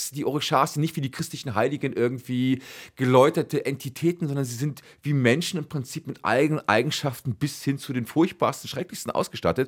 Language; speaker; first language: German; native; German